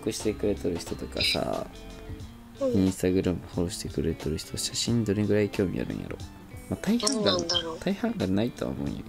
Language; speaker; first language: Japanese; native; Japanese